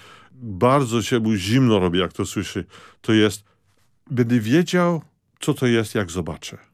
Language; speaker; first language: Polish; early bilingual, heritage; Polish